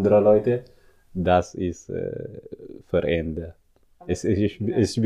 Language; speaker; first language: German; non-native, learner; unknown